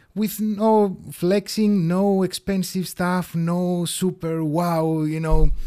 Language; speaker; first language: English; non-native, fluent; Greek